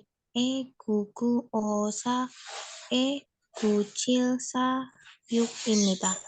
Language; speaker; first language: Korean; non-native, learner; Indonesian